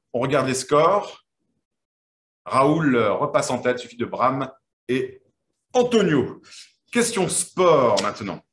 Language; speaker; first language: French; native; French